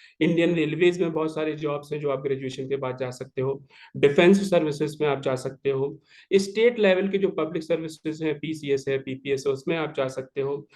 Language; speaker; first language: Hindi; native; Hindi